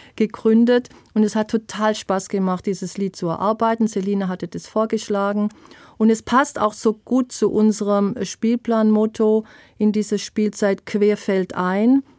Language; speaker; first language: German; native; German